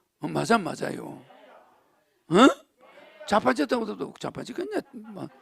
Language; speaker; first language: Korean; native; Korean